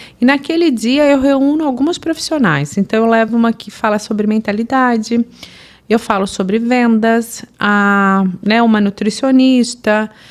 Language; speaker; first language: Portuguese; native; Portuguese